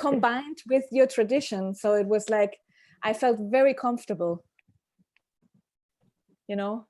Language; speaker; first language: English; non-native, fluent; German